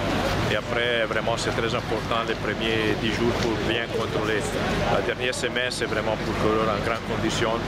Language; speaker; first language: French; non-native, fluent; Italian